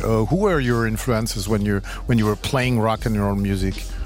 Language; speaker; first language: English; non-native, fluent; French